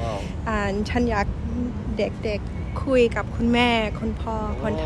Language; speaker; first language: Thai; non-native, learner; English